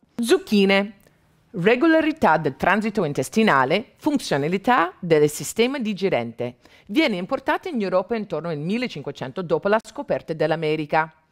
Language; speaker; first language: Italian; non-native, fluent; English